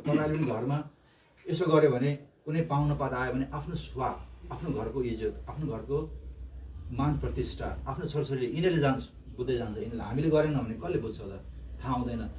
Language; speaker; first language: Nepali; non-native, local second language; Eastern Tamang